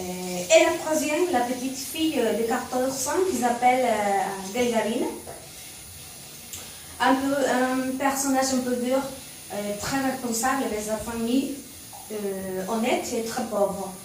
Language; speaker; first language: French; non-native, learner; Spanish